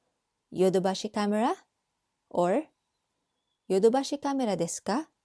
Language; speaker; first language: Japanese; non-native, fluent; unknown